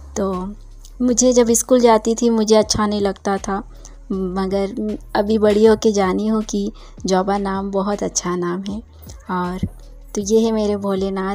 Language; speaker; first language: Hindi; non-native, local second language; Bangla